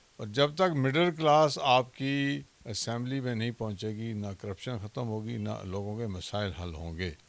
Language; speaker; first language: Urdu; non-native, local second language; Punjabi